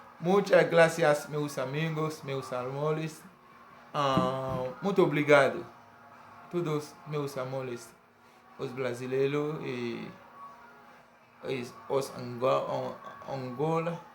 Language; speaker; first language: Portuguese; non-native, learner; Haitian Creole